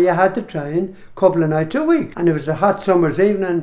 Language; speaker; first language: English; native; English